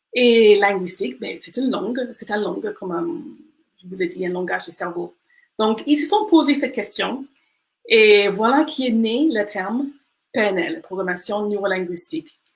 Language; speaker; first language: French; non-native, fluent; English